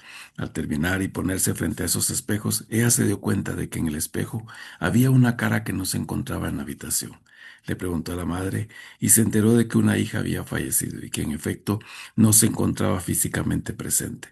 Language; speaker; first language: Spanish; native; Spanish